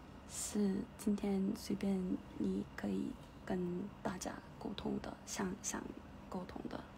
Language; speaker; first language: Chinese; non-native, learner; Korean